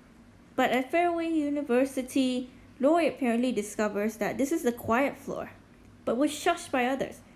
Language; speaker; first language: English; native; English